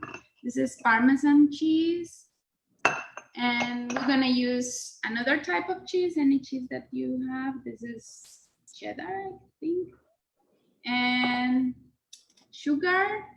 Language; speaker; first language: English; non-native, learner; Spanish